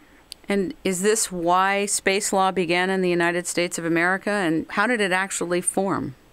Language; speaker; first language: English; native; English